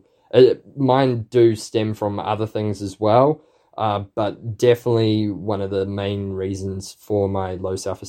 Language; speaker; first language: English; native; English